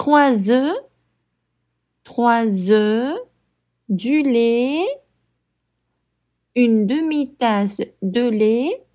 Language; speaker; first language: French; non-native, fluent; Spanish